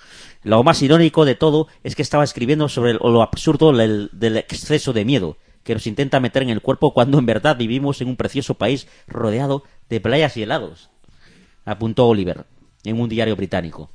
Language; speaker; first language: Spanish; native; Spanish